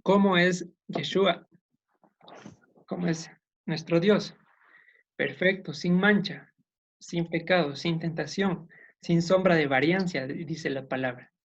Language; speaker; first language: Spanish; native; Spanish